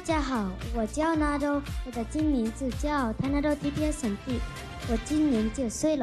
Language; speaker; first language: Chinese; non-native, learner; Thai